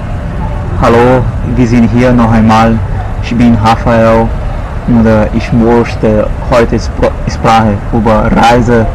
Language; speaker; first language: German; non-native, learner; Portuguese